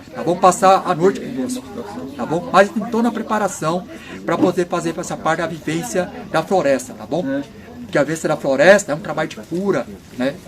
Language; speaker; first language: Portuguese; non-native, local second language; Guarani